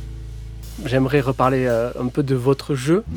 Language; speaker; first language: French; native; French